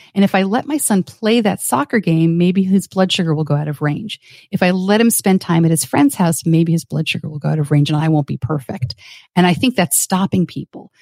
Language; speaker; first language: English; native; English